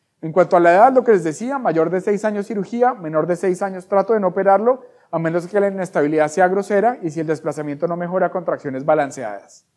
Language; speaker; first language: Spanish; native; Spanish